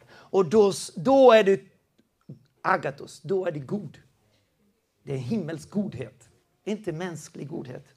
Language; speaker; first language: Swedish; non-native, fluent; Spanish